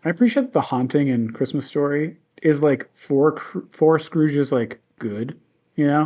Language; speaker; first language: English; native; English